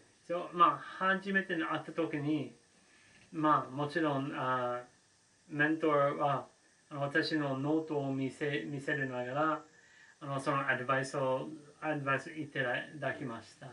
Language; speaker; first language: Japanese; non-native, learner; English